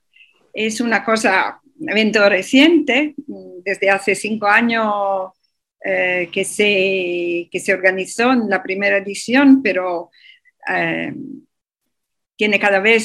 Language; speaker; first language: Spanish; non-native, fluent; Italian